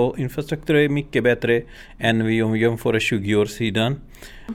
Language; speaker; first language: Swedish; non-native, learner; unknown